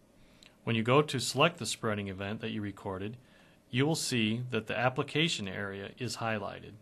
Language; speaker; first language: English; native; English